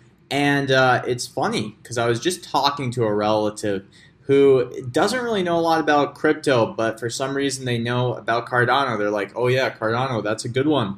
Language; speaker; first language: English; native; English